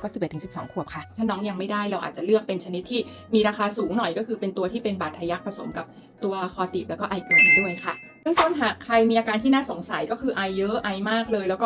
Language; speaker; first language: Thai; native; Thai